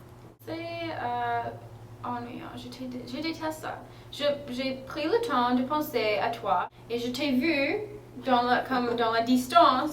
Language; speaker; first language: French; non-native, fluent; English